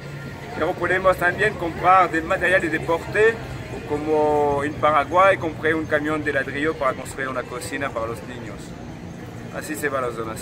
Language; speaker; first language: Spanish; non-native, fluent; French